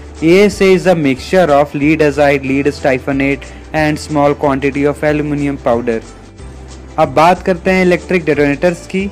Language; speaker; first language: Hindi; native; Hindi